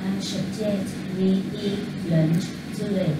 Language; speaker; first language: English; non-native, learner; Vietnamese